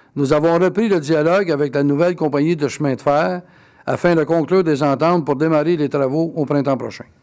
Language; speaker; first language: French; native; French